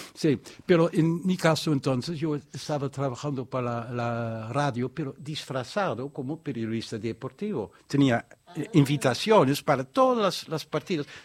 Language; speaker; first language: Spanish; non-native, fluent; Dutch